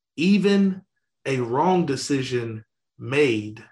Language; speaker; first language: English; native; English